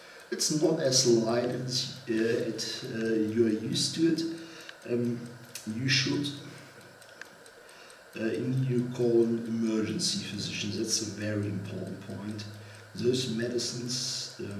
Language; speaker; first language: English; non-native, fluent; German